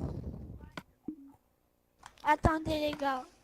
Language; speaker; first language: French; native; French